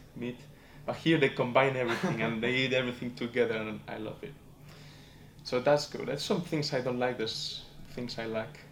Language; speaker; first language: English; non-native, fluent; Spanish